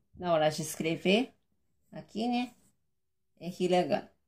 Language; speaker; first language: Portuguese; non-native, fluent; Japanese